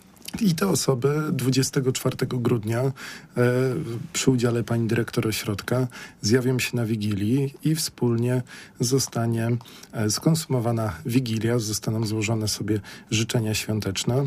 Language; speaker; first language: Polish; native; Polish